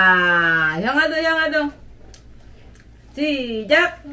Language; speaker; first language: Korean; non-native, learner; Filipino